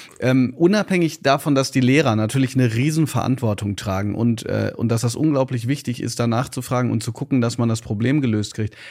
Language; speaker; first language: German; native; German